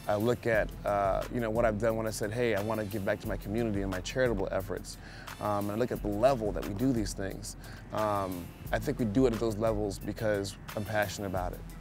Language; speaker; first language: English; native; English